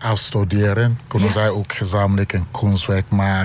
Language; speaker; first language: Dutch; non-native, learner; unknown